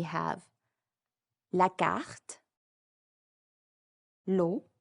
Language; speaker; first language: French; non-native, fluent; English